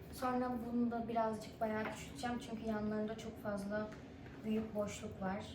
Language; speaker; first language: Turkish; early bilingual, other home language; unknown